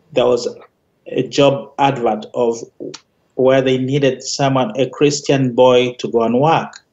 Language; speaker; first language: English; non-native, local second language; Ganda